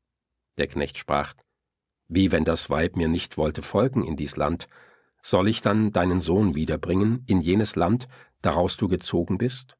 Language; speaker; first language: German; native; German